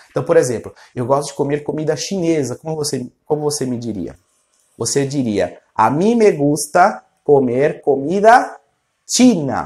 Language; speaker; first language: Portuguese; non-native, fluent; Spanish